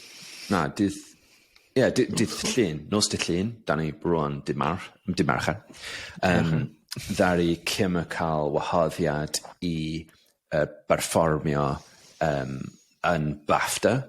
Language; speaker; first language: Welsh; non-native, local second language; English